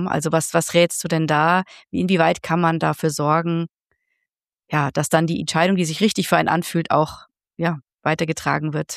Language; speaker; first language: German; native; German